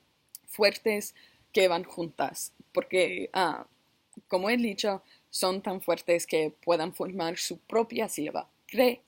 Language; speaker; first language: Spanish; non-native, learner; English